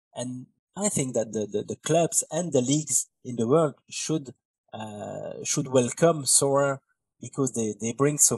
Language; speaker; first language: English; non-native, fluent; French